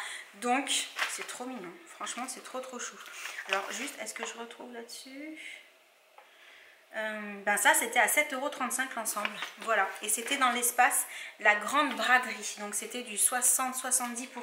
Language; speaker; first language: French; native; French